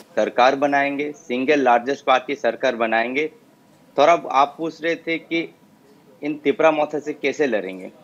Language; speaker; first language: Hindi; non-native, local second language; Kok Borok